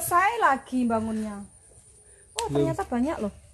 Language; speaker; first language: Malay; non-native, local second language; Javanese